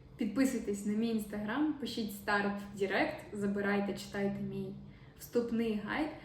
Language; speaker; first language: Ukrainian; non-native, local second language; Russian